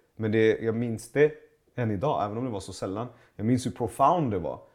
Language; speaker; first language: Swedish; early bilingual, other home language; Persian